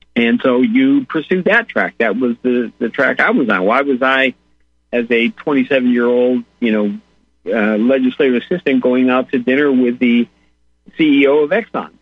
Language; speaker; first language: English; native; English